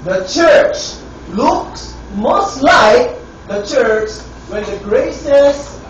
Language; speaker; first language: English; non-native, local second language; Filipino